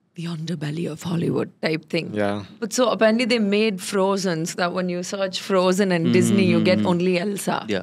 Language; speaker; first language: English; non-native, local second language; Tamil